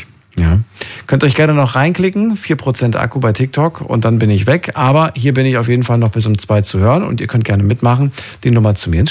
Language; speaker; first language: German; native; German